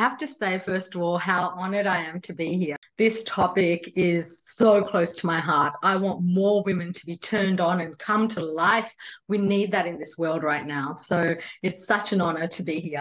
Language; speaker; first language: English; non-native, local second language; Hindi